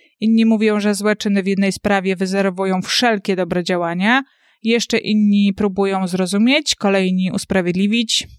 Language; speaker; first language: Polish; native; Polish